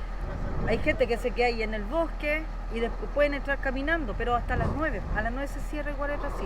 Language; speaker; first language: Spanish; native; Spanish